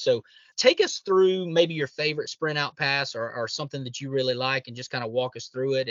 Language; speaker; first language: English; native; English